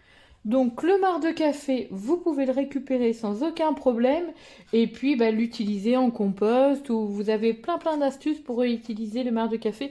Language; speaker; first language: French; native; French